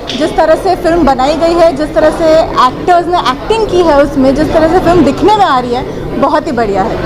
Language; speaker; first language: Hindi; non-native, local second language; Gujarati